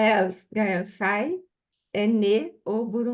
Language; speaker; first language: French; non-native, learner; Portuguese